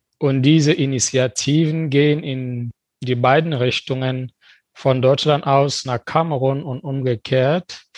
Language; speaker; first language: German; non-native, fluent; French